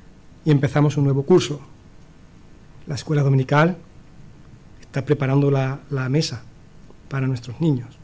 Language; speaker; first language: Spanish; native; Spanish